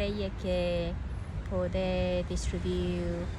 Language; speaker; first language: Spanish; non-native, learner; Cantonese